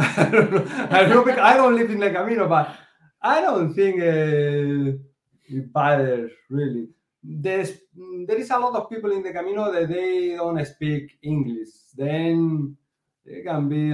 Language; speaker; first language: English; non-native, learner; Spanish